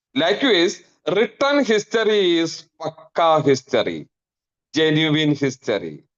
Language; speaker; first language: English; non-native, local second language; Malayalam